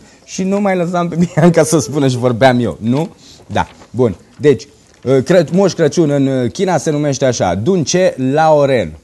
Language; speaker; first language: Romanian; native; Romanian